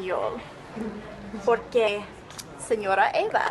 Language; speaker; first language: Spanish; non-native, learner; English